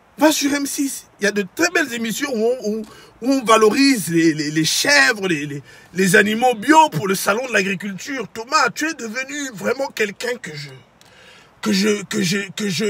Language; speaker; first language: French; native; French